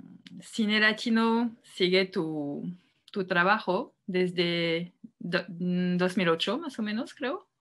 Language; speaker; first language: Spanish; non-native, fluent; French